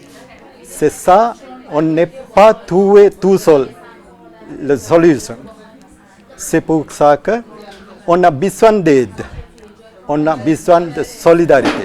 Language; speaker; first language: French; non-native, learner; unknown